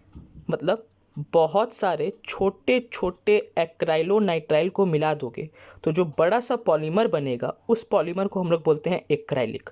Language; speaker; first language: Hindi; native; Hindi